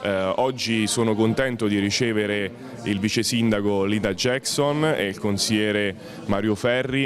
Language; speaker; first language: Italian; native; Italian